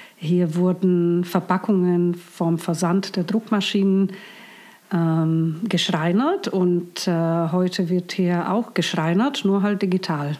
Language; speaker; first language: German; non-native, fluent; Slovak